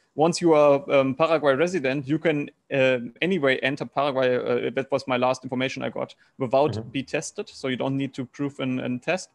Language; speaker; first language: English; non-native, learner; German